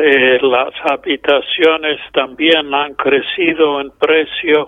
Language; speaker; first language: Spanish; non-native, fluent; English